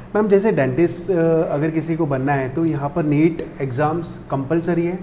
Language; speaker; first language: Hindi; native; Hindi